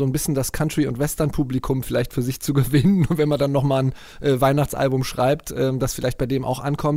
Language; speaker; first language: German; native; German